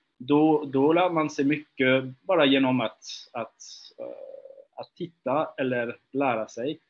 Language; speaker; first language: Swedish; non-native, fluent; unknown